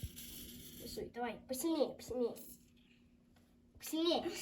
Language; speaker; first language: Russian; native; Russian